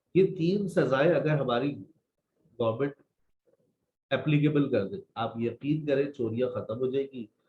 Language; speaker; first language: Urdu; native; Urdu